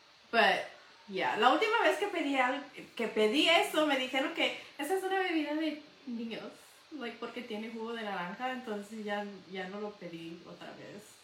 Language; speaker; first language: Spanish; early bilingual, heritage; Spanish